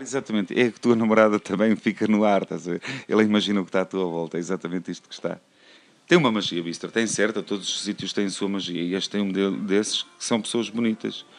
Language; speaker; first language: Portuguese; non-native, fluent; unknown